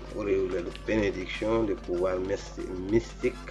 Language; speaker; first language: French; non-native, local second language; Wolof